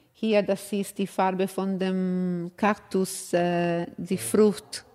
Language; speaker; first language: German; non-native, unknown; Italian